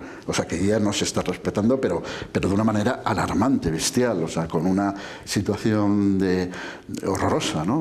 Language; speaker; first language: Spanish; native; Spanish